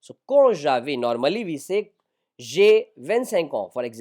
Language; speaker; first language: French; non-native, fluent; Hindi